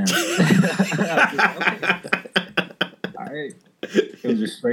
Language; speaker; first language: English; early bilingual, other home language; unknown